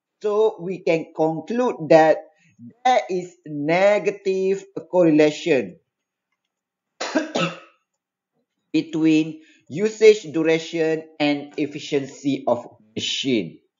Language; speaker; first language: English; non-native, local second language; Malay